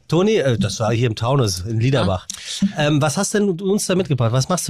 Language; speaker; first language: German; native; German